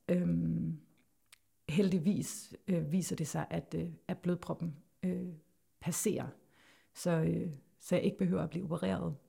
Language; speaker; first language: Danish; native; Danish